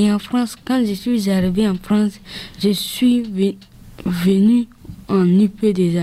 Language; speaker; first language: French; early bilingual, other home language; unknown